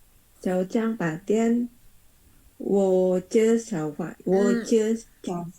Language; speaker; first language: Chinese; non-native, learner; Indonesian